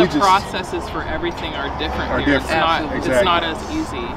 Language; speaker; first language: English; native; English